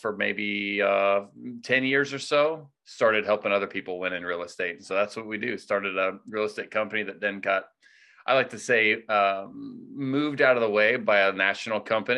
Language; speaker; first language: English; native; English